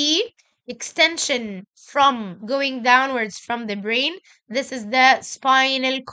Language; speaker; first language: English; non-native, local second language; Arabic